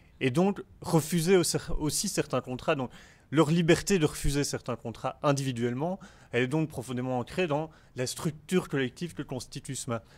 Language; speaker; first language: French; native; French